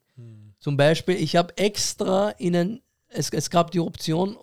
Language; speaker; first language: German; early bilingual, other home language; Persian